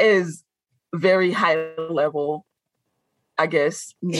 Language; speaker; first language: English; non-native, fluent; French